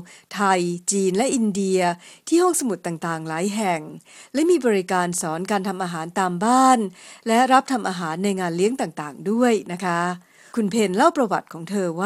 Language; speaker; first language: Thai; native; Thai